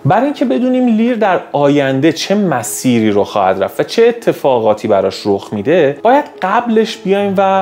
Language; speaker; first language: Persian; native; Persian